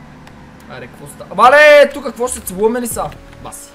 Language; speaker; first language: Bulgarian; native; Bulgarian